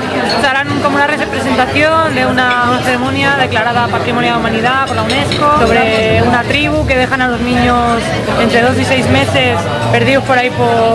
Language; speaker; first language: Spanish; native; Spanish